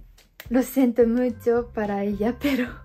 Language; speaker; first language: Spanish; non-native, fluent; Japanese